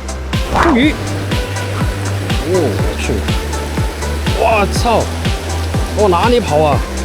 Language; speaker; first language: Chinese; native; Chinese